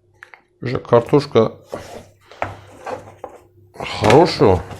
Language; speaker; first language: Russian; non-native, learner; Turkish